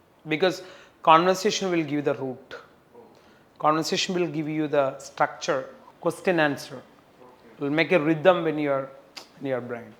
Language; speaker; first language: English; non-native, local second language; Malayalam